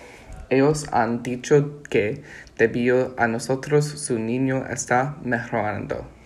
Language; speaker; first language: Spanish; non-native, learner; English